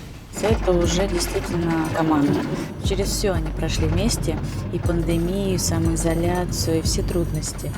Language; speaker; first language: Russian; native; Russian